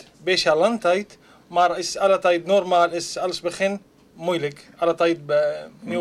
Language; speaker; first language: Dutch; non-native, learner; Arabic